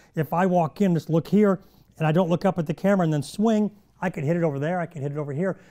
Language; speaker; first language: English; native; English